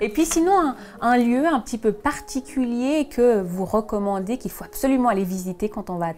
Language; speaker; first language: French; native; French